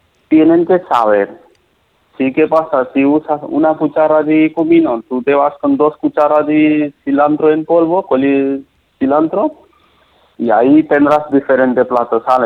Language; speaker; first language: Spanish; non-native, learner; Nepali